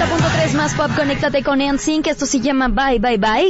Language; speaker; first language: Spanish; native; Spanish